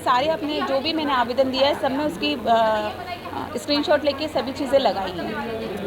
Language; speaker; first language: Hindi; native; Hindi